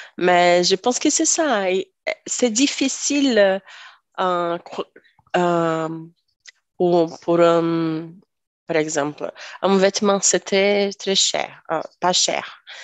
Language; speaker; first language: French; non-native, learner; Portuguese